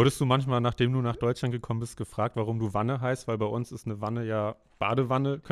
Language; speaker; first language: German; native; German